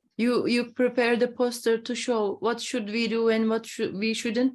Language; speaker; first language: English; non-native, fluent; Turkish